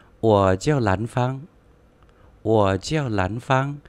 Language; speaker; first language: Chinese; non-native, fluent; Vietnamese